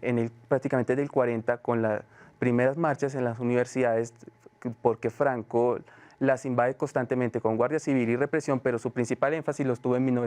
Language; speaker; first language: Spanish; native; Spanish